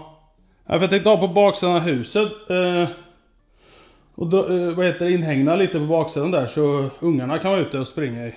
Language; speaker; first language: Swedish; native; Swedish